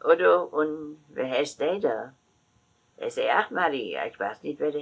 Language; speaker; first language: German; native; German